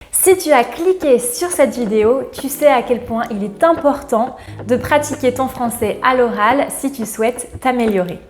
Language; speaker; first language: French; native; French